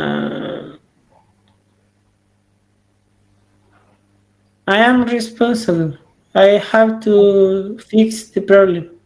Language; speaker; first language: English; non-native, learner; Spanish